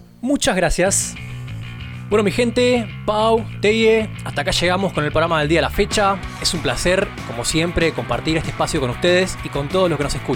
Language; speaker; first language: Spanish; native; Spanish